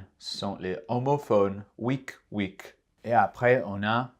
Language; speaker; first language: French; non-native, fluent; English